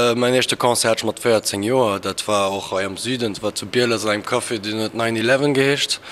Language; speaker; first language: Luxembourgish; early bilingual, other home language; Portuguese